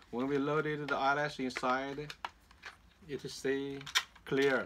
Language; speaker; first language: English; non-native, learner; Chinese